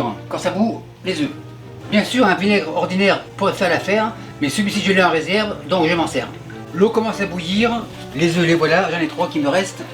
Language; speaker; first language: French; native; French